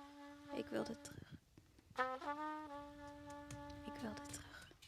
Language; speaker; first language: Dutch; early bilingual, other home language; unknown